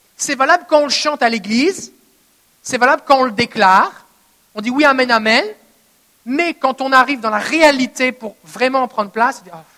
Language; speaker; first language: French; native; French